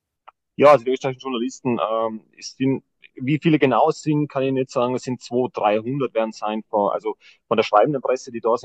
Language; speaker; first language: German; native; German